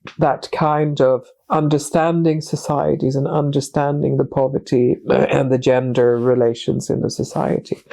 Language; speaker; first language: English; non-native, fluent; Swedish